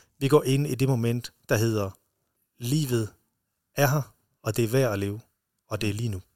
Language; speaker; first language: Danish; early bilingual, heritage; Danish